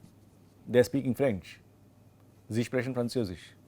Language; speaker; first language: German; non-native, fluent; English